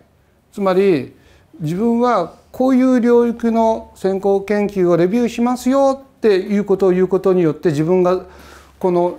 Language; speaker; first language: Japanese; native; Japanese